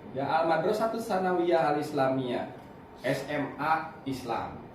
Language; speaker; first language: Arabic; non-native, fluent; Indonesian